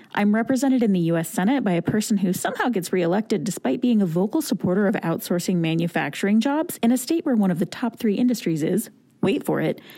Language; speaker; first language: English; native; English